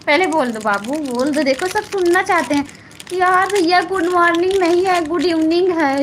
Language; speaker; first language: Hindi; native; Hindi